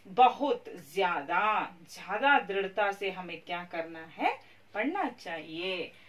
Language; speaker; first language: Hindi; non-native, local second language; Kannada